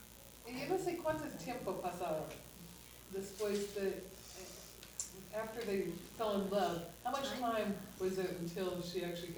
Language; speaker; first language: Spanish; non-native, learner; English